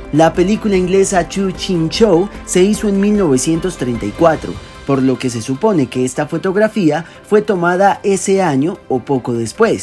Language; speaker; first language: Spanish; native; Spanish